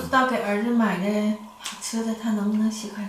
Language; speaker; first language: Chinese; native; Chinese